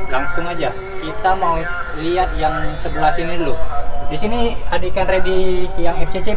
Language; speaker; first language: Indonesian; native; Indonesian